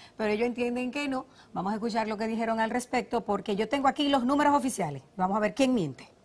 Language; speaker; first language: Spanish; native; Spanish